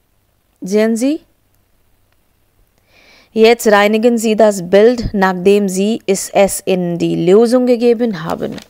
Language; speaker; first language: German; non-native, learner; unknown